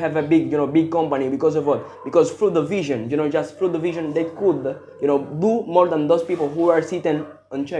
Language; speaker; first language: English; non-native, fluent; Portuguese